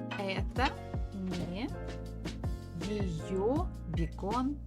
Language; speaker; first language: Russian; non-native, fluent; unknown